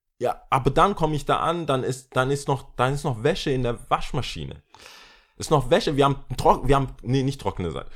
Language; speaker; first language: German; early bilingual, other home language; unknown